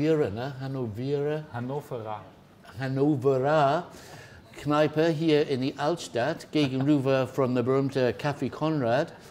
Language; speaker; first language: German; non-native, learner; English